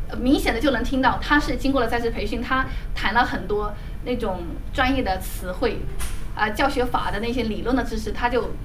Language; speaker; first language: Chinese; native; Chinese